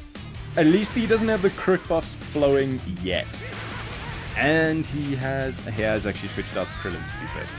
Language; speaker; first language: English; native; English